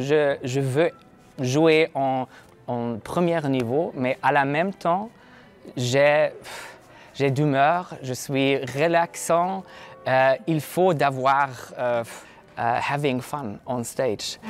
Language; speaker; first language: French; non-native, learner; German